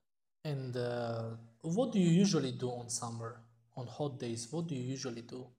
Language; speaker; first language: English; non-native, fluent; Tajik